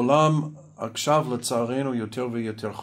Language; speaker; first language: Hebrew; non-native, fluent; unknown